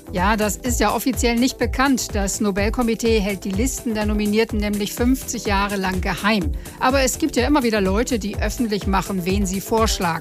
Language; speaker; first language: German; native; German